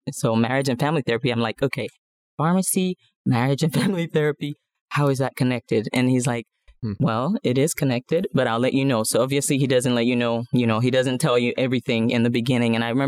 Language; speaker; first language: English; non-native, local second language; Yoruba